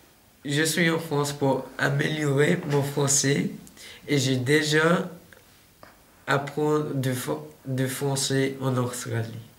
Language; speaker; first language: French; non-native, learner; English